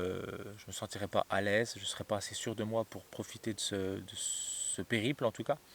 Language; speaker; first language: French; native; French